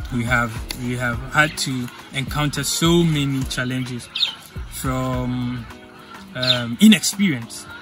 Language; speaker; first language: English; non-native, local second language; Akan